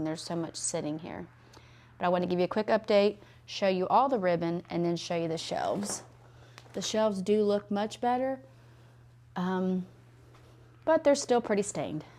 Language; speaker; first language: English; native; English